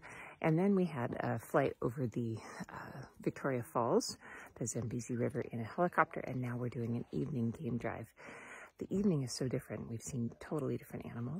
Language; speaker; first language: English; native; English